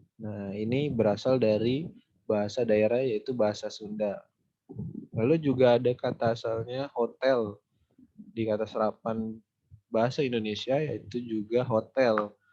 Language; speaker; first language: Indonesian; native; Indonesian